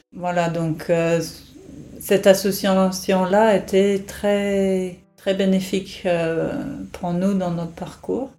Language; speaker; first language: French; non-native, fluent; English